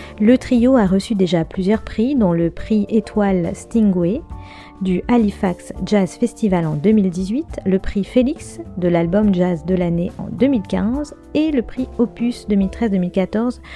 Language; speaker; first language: French; native; French